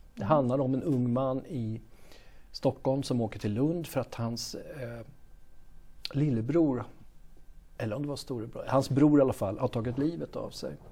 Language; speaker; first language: Swedish; native; Swedish